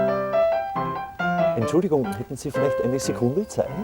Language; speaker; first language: German; native; German